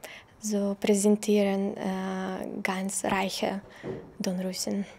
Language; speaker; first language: German; non-native, learner; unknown